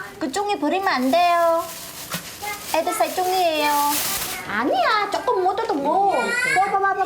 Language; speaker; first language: Korean; non-native, learner; Khmer